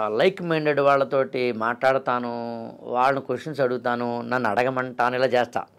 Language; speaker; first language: Telugu; native; Telugu